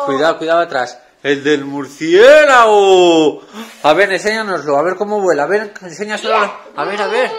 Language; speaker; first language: Spanish; native; Spanish